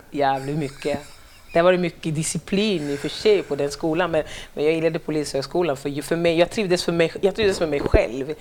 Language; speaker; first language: Swedish; non-native, fluent; French